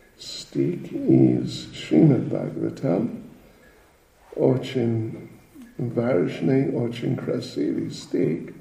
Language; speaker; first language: Russian; non-native, learner; English